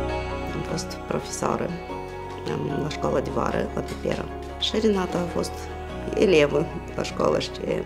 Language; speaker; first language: Romanian; non-native, learner; Russian